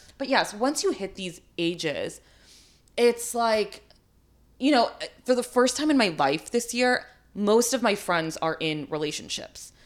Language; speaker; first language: English; early bilingual, other home language; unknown